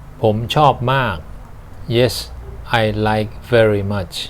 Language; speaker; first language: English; non-native, learner; Thai